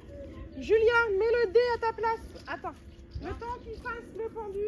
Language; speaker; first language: French; native; French